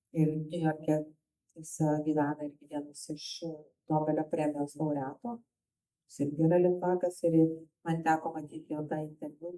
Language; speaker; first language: Lithuanian; native; Lithuanian